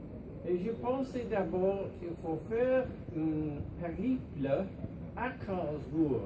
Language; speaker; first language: French; non-native, learner; English